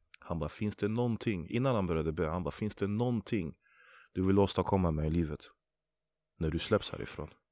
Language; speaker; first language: Swedish; early bilingual, other home language; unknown